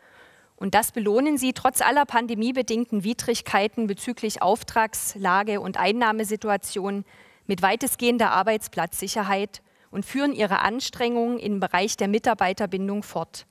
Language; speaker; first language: German; native; German